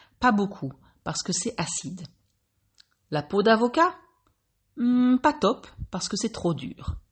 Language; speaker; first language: French; native; French